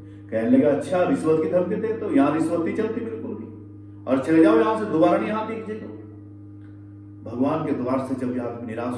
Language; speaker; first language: Hindi; native; Hindi